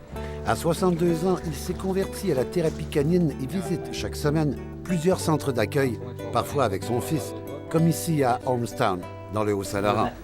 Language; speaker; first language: French; native; French